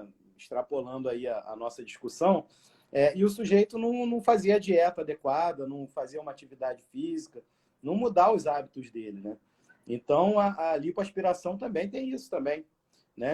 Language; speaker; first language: Portuguese; native; Portuguese